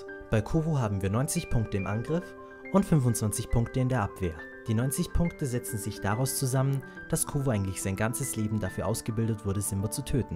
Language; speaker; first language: German; native; German